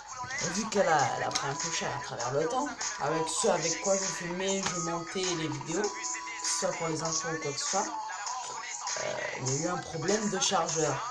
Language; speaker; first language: French; native; French